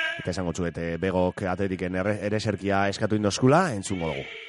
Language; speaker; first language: Basque; native; Basque